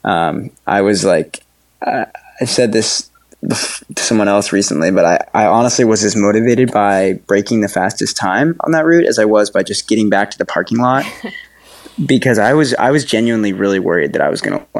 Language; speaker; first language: English; native; English